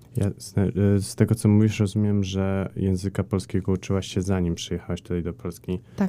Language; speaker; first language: Polish; native; Polish